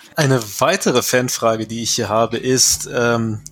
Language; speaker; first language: German; native; German